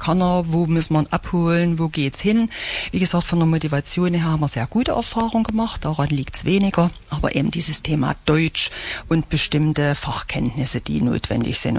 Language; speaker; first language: German; native; German